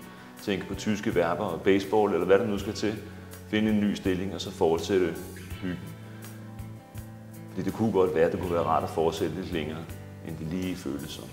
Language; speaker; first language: Danish; native; Danish